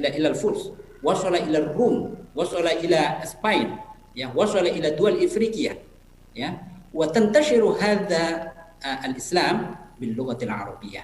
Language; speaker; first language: Arabic; non-native, fluent; Indonesian